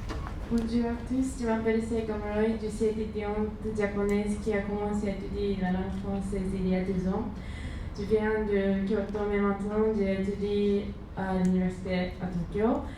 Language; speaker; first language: French; non-native, learner; Japanese